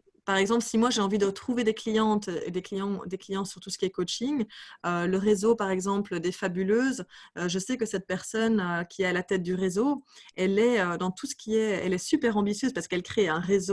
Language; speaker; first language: French; native; French